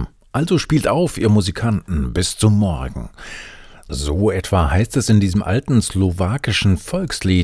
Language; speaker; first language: German; native; German